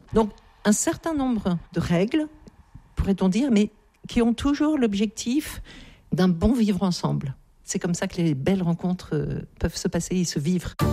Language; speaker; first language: French; native; French